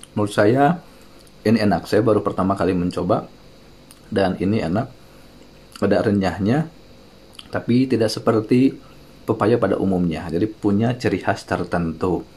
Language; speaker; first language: Indonesian; non-native, local second language; Sundanese